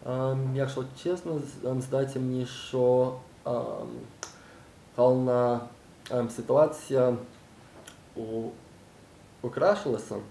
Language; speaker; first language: Ukrainian; non-native, learner; English